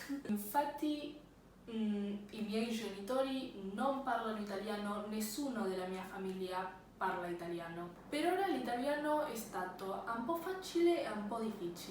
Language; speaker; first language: Italian; non-native, learner; Spanish